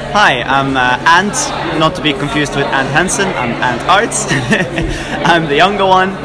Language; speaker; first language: English; non-native, fluent; Dutch